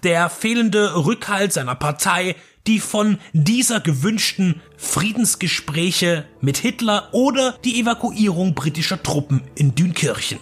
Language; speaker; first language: German; native; German